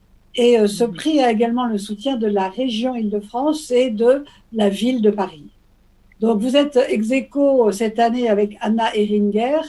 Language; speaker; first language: French; native; French